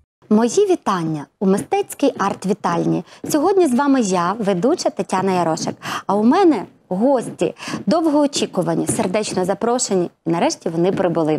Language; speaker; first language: Ukrainian; native; Ukrainian